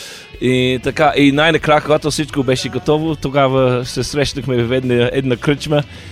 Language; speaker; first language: Bulgarian; non-native, learner; English